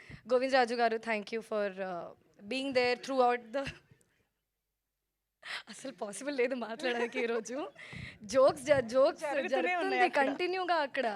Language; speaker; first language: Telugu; non-native, fluent; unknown